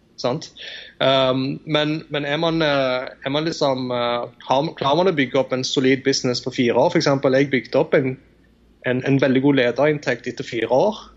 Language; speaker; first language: Norwegian; early bilingual, other home language; Tamil